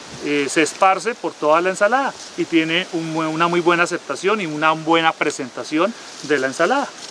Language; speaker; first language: Spanish; native; Spanish